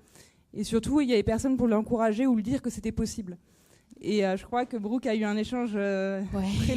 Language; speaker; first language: French; native; French